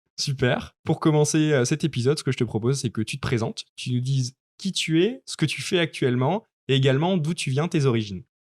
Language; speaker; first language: French; native; French